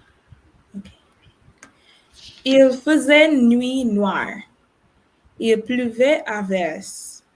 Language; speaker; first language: French; non-native, learner; English